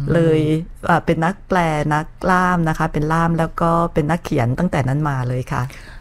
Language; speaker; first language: Thai; native; Thai